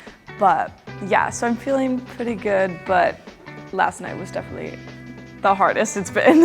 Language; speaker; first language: English; native; English